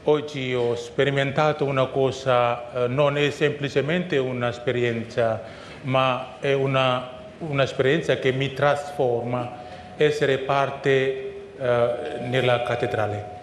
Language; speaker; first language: Italian; non-native, learner; Indonesian